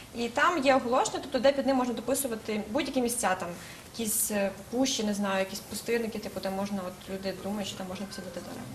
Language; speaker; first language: Ukrainian; native; Ukrainian